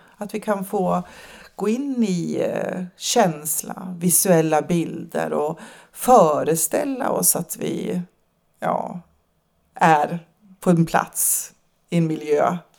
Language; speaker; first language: Swedish; native; Swedish